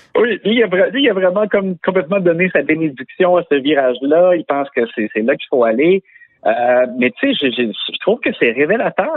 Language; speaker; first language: French; native; French